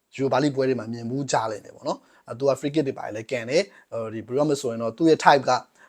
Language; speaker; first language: Burmese; native; Burmese